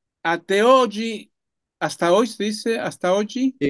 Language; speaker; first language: Italian; non-native, learner; Spanish